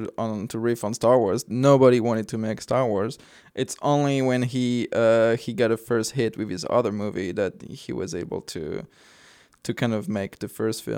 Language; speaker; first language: English; non-native, fluent; French